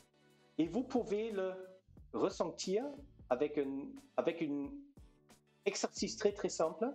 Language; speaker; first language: French; non-native, fluent; German